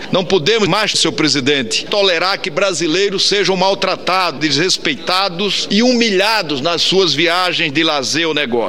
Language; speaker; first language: Portuguese; native; Portuguese